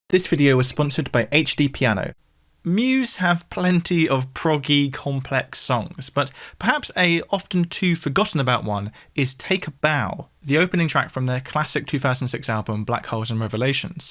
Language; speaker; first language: English; native; English